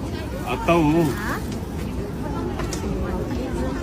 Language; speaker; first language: Indonesian; non-native, learner; English